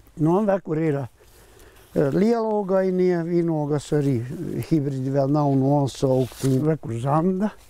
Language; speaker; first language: Latvian; non-native, fluent; Hungarian